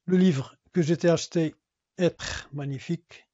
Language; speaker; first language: French; non-native, local second language; Arabic